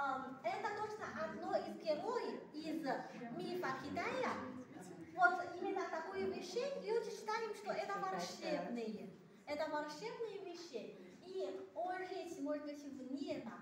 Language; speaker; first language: Russian; non-native, learner; Chinese